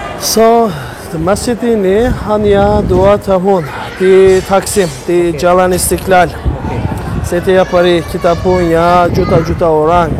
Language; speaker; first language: Indonesian; non-native, learner; Turkish